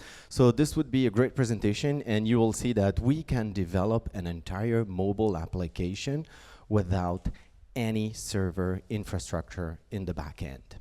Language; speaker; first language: English; non-native, fluent; French